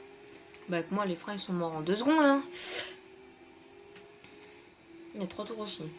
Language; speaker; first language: French; native; French